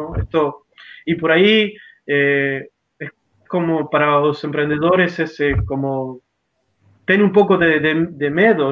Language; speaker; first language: Portuguese; non-native, learner; Spanish